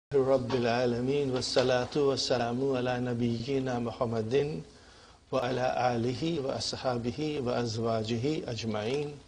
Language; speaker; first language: Arabic; non-native, fluent; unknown